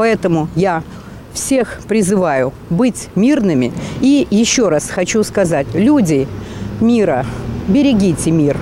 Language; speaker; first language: Russian; native; Russian